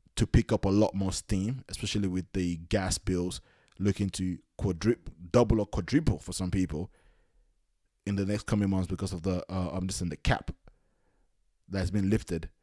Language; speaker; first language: English; native; English